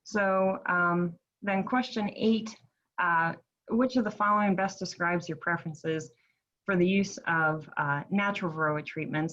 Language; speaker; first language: English; native; English